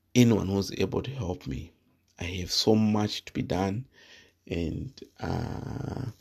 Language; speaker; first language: English; non-native, local second language; Shona